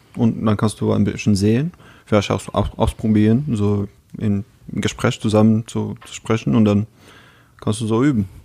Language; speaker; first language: German; non-native, fluent; Russian